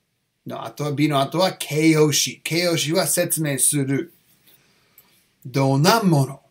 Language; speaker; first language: Japanese; non-native, learner; English